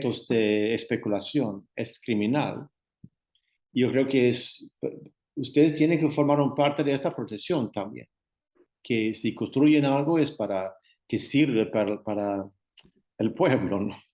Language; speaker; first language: Spanish; non-native, fluent; Swedish